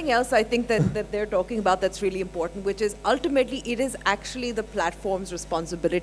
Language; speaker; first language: English; non-native, local second language; Urdu